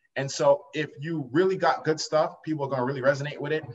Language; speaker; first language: English; native; English